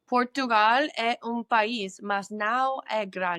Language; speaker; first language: Portuguese; non-native, learner; English